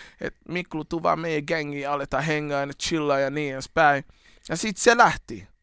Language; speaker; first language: Finnish; early bilingual, other home language; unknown